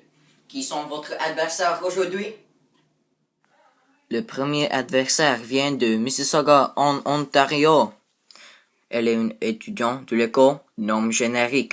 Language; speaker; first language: French; non-native, learner; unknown